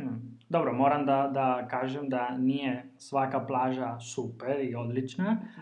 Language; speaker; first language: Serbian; non-native, learner; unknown